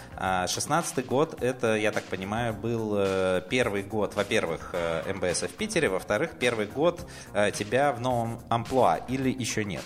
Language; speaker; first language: Russian; native; Russian